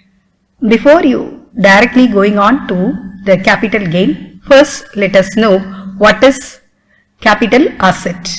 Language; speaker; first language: English; non-native, local second language; Tamil